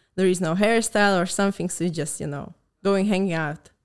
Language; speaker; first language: English; non-native, fluent; Russian